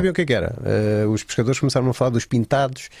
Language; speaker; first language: Portuguese; native; Portuguese